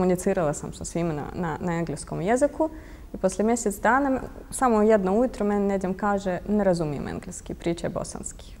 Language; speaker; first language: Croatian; non-native, fluent; Russian